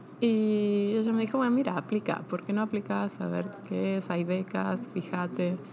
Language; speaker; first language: Spanish; native; Spanish